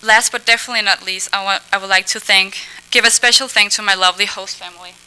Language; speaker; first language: English; non-native, fluent; Danish